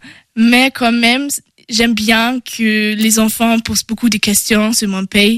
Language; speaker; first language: French; non-native, learner; German